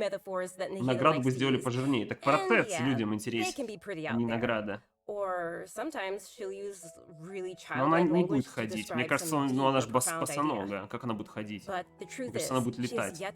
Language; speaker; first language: Russian; native; Russian